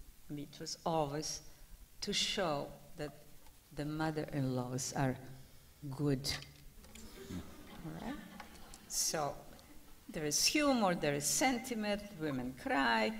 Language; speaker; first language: English; non-native, fluent; Ladino